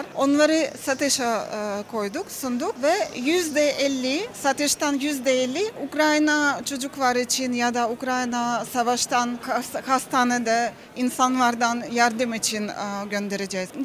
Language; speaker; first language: Turkish; non-native, learner; Ukrainian